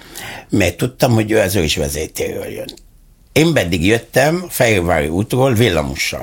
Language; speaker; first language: Hungarian; non-native, fluent; Arabic